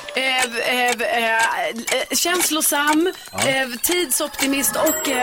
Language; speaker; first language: Swedish; native; Swedish